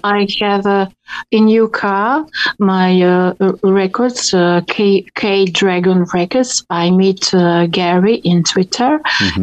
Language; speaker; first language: English; non-native, learner; Croatian